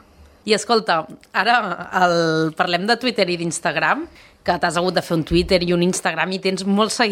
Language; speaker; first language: Catalan; native; Catalan